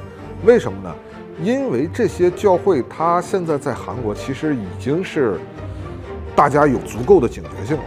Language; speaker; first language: Chinese; native; Chinese